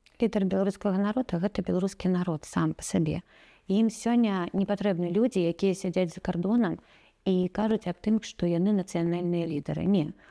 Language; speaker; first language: Belarusian; non-native, local second language; Russian